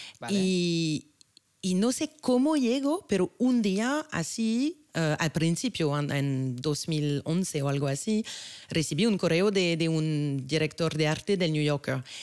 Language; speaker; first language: Spanish; non-native, fluent; French